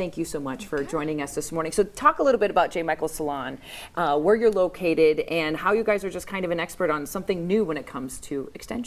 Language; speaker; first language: English; native; English